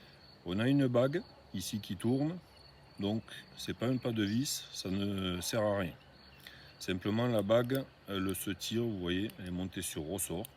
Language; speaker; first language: French; native; French